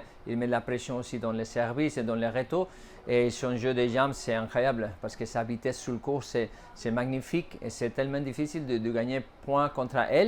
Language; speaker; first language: French; non-native, fluent; Spanish